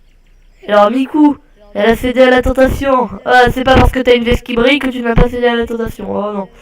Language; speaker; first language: French; native; French